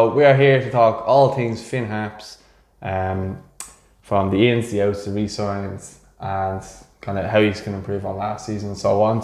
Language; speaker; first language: English; native; English